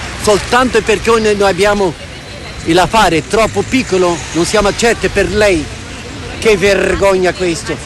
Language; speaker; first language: Italian; non-native, fluent; Portuguese